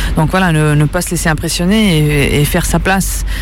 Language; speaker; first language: French; early bilingual, other home language; Serbian